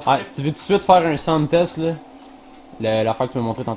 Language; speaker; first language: French; native; French